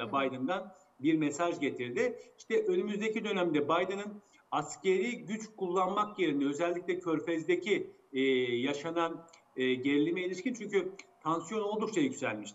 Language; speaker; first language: Turkish; native; Turkish